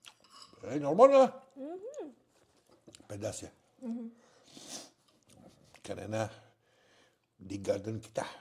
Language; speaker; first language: Indonesian; non-native, learner; French